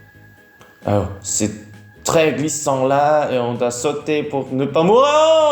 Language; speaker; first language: French; non-native, learner; Vietnamese